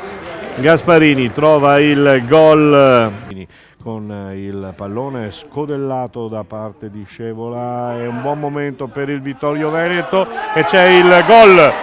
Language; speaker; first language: Italian; native; Italian